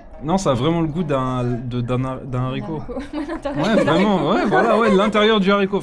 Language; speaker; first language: French; native; French